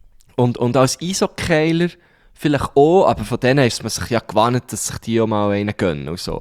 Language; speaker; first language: German; native; German